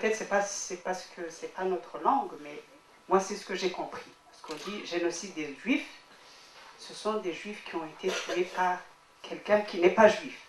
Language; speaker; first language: French; non-native, local second language; Kinyarwanda